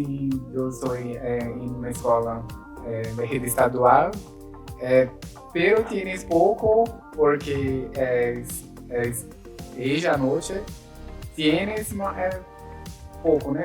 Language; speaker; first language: Spanish; non-native, learner; Portuguese